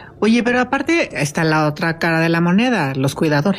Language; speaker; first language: Spanish; native; Spanish